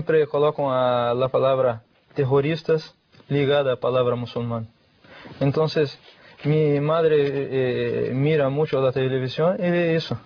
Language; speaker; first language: Spanish; non-native, fluent; Portuguese